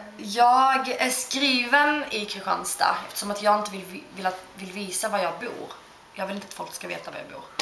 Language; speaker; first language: Swedish; early bilingual, other home language; Turkish